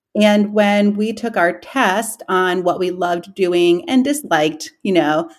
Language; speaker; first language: English; native; English